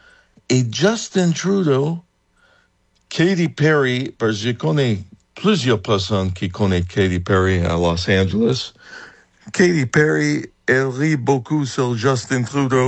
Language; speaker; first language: French; non-native, fluent; English